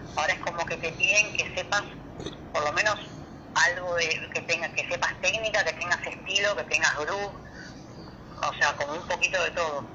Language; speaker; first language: Spanish; native; Spanish